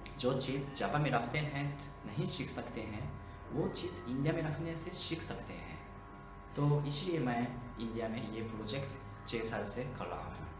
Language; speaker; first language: Hindi; non-native, fluent; Japanese